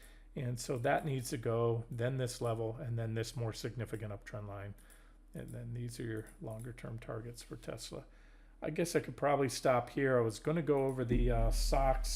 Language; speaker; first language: English; native; English